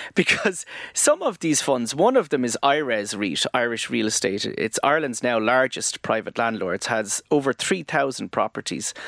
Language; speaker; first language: English; native; English